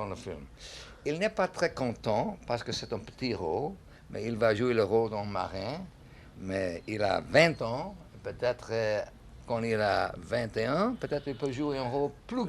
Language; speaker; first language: French; non-native, learner; English